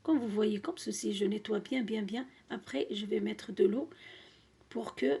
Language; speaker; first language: French; non-native, local second language; Arabic